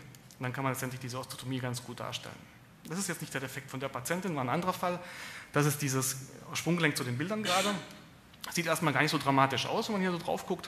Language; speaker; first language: German; native; German